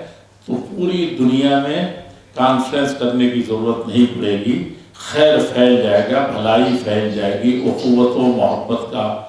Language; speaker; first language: Urdu; native; Urdu